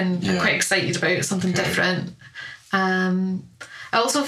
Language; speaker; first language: English; native; English